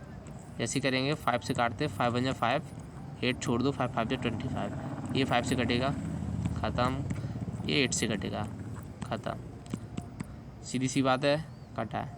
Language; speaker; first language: Hindi; native; Hindi